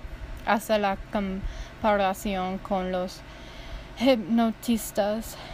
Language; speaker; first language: Spanish; non-native, learner; English